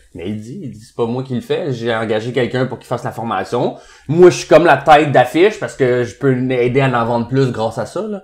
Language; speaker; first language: French; native; French